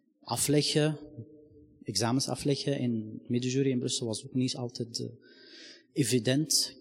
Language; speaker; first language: Dutch; non-native, fluent; Arabic